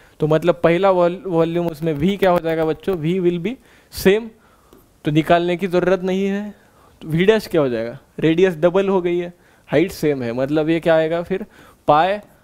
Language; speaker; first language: Hindi; non-native, local second language; Marathi